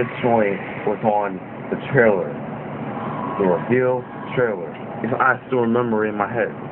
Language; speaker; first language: English; native; English